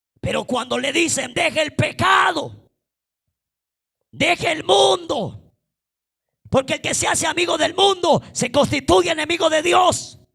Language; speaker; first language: Spanish; native; Spanish